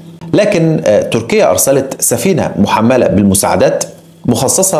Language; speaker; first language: Arabic; native; Arabic